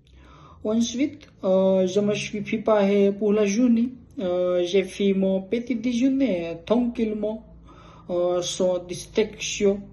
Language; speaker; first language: French; non-native, learner; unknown